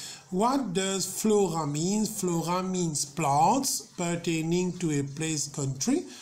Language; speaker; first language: French; non-native, local second language; Morisyen